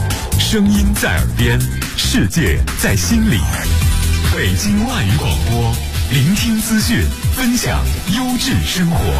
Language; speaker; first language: Chinese; native; Chinese